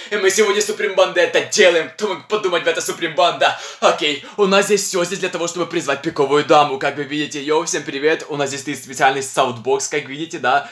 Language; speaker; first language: Russian; non-native, local second language; Ukrainian